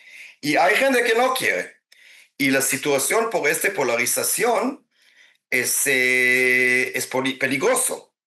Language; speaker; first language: Spanish; non-native, fluent; Hebrew